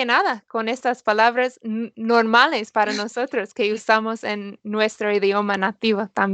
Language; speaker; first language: Spanish; non-native, fluent; English